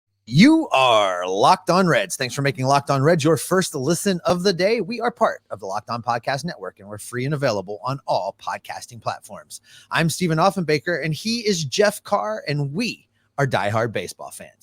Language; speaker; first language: English; native; English